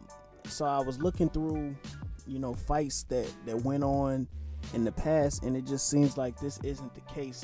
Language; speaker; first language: English; native; English